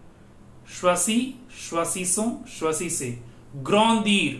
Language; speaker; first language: French; non-native, learner; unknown